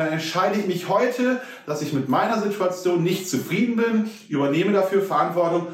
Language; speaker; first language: German; native; German